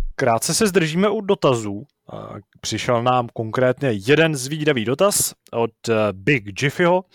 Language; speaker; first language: Czech; native; Czech